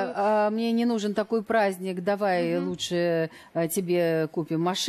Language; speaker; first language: Russian; native; Russian